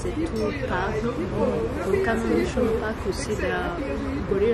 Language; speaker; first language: English; non-native, local second language; Kinyarwanda